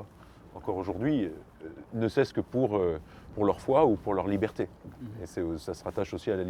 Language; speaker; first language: French; native; French